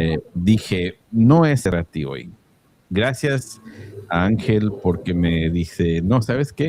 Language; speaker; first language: Spanish; early bilingual, heritage; Spanish